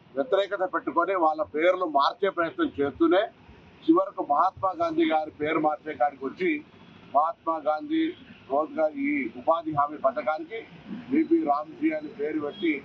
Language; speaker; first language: Telugu; native; Telugu